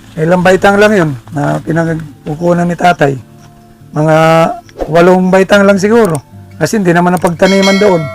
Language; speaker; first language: Filipino; non-native, local second language; Waray